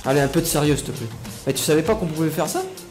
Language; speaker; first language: French; native; French